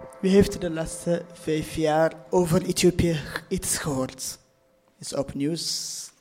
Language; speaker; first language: Dutch; non-native, fluent; Tigrinya